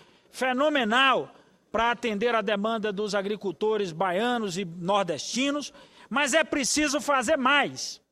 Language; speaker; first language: Portuguese; native; Portuguese